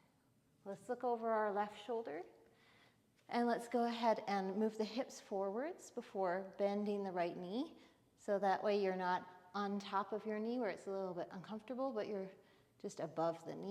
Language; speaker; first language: English; native; English